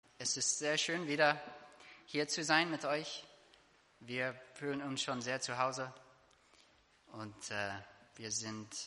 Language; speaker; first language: German; non-native, fluent; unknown